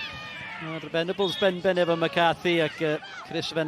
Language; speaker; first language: Welsh; native; Welsh